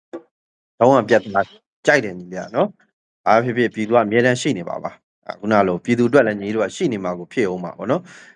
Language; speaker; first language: Burmese; native; Burmese